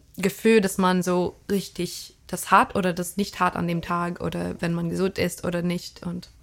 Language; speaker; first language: German; non-native, fluent; English